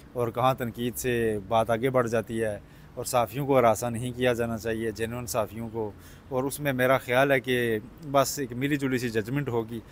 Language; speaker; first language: Urdu; native; Urdu